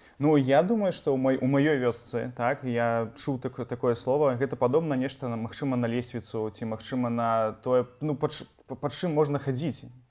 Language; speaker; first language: Belarusian; native; Belarusian